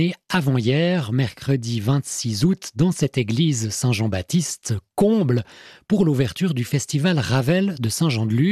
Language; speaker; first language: French; native; French